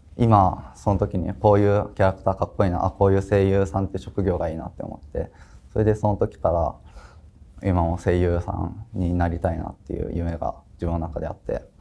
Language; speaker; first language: Japanese; native; Japanese